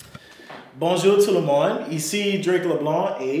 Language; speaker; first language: French; non-native, local second language; English